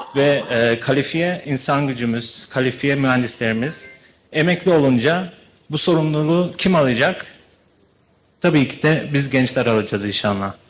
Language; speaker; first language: Turkish; early bilingual, heritage; Turkish